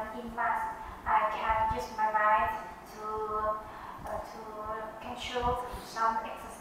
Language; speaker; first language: English; non-native, learner; Vietnamese